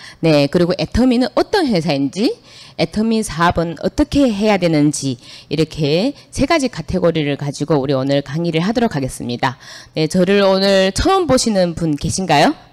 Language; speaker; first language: Korean; native; Korean